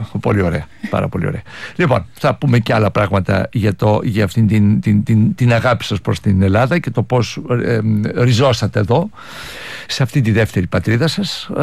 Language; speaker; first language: Greek; native; Greek